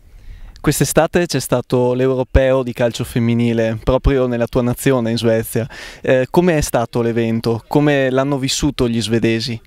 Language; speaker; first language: Italian; native; Italian